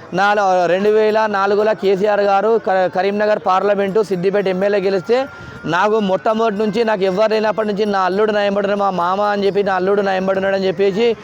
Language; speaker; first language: Telugu; native; Telugu